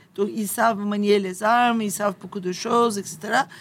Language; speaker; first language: French; non-native, fluent; Turkish